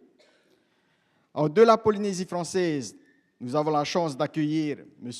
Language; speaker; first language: French; native; French